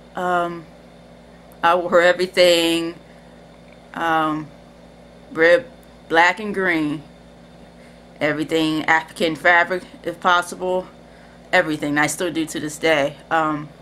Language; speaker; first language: English; native; English